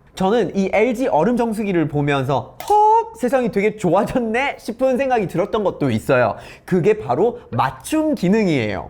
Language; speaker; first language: Korean; non-native, fluent; English